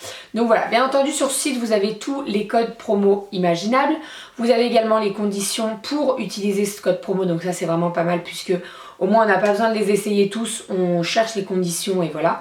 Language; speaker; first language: French; native; French